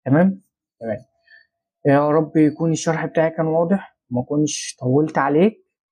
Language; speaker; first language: Arabic; native; Arabic